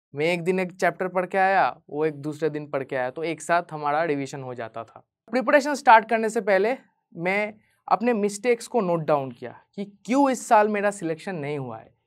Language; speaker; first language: Hindi; non-native, local second language; Bangla